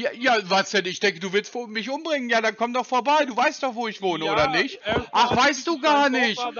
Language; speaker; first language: German; native; German